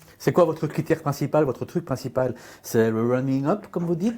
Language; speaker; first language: French; native; French